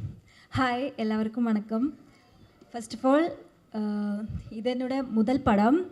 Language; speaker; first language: Tamil; non-native, learner; Malayalam